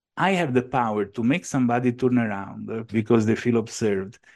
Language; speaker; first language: English; non-native, fluent; Italian